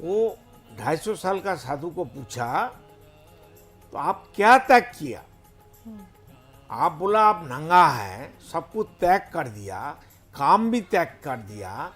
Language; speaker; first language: Hindi; non-native, local second language; Bangla